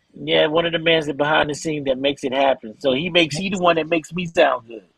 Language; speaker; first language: English; native; English